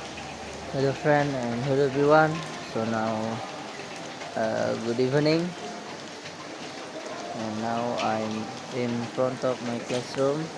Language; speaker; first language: English; non-native, learner; Indonesian